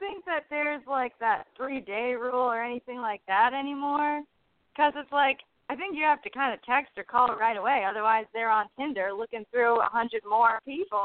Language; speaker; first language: English; native; English